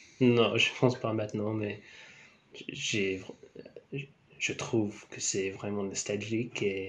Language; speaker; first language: French; non-native, learner; English